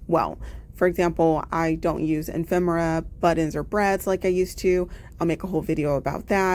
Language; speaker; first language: English; native; English